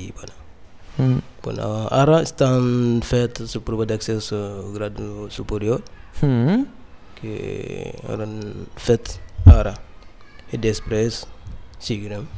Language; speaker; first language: Catalan; non-native, learner; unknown